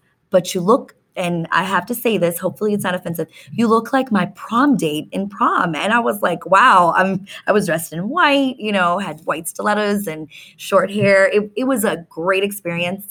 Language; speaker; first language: English; native; English